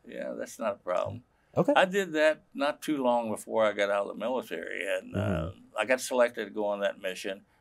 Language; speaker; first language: English; native; English